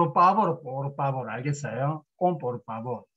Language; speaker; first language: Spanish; non-native, learner; Korean